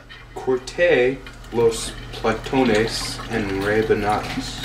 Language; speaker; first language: Spanish; non-native, learner; English